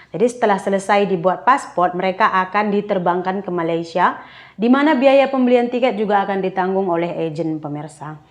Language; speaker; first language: Indonesian; native; Indonesian